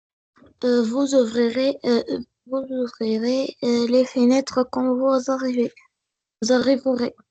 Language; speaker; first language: French; non-native, learner; Arabic